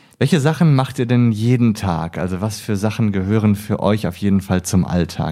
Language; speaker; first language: German; native; German